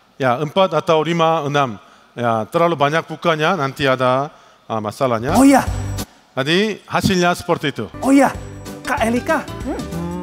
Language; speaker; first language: Indonesian; non-native, learner; Korean